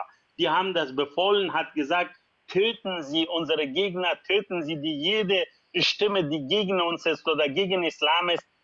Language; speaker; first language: German; non-native, fluent; Persian